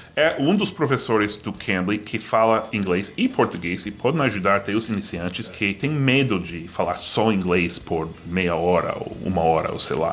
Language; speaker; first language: Portuguese; non-native, fluent; English